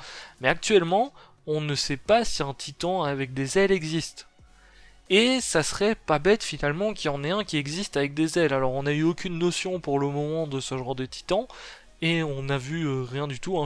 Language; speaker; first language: French; native; French